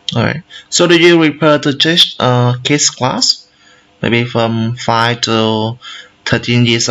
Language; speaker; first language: English; non-native, learner; Vietnamese